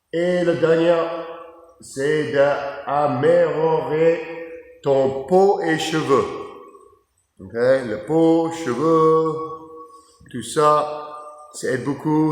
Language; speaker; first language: French; non-native, learner; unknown